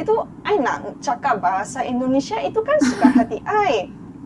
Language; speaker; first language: Indonesian; non-native, fluent; Chinese